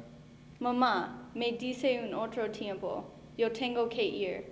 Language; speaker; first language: Spanish; non-native, learner; English